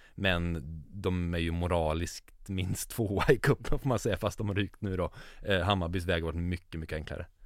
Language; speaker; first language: Swedish; native; Swedish